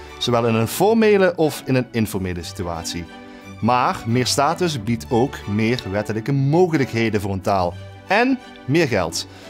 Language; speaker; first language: Dutch; native; Dutch